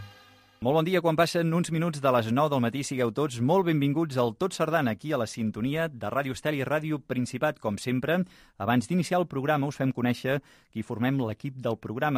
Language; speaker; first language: Catalan; native; Catalan